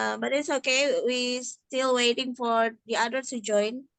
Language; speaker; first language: English; non-native, learner; Indonesian